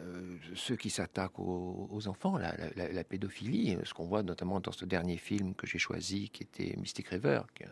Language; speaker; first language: French; native; French